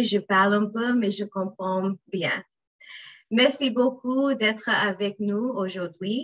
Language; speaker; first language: French; non-native, learner; English